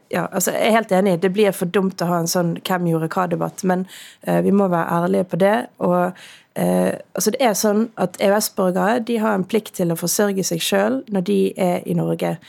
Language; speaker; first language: Norwegian; native; Norwegian